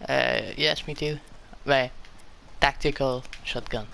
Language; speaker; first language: English; non-native, learner; French